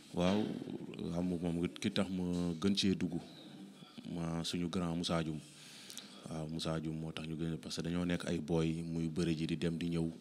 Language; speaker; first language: Wolof; non-native, local second language; Serer